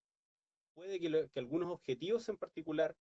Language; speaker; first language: Spanish; native; Spanish